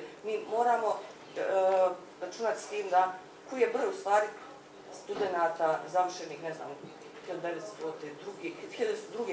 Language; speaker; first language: Bosnian; native; Bosnian